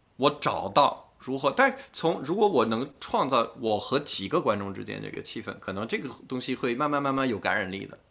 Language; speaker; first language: Chinese; non-native, fluent; French